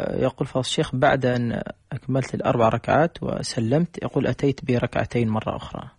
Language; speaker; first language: Arabic; native; Arabic